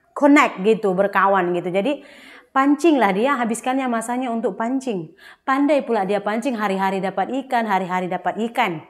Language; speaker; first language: Malay; native; Malay